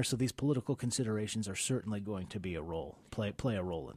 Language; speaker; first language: English; native; English